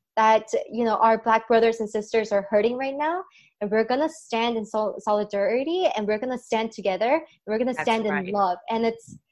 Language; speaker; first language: English; native; English